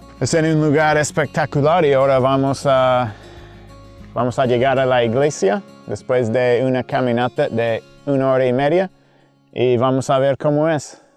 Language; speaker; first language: Spanish; non-native, fluent; English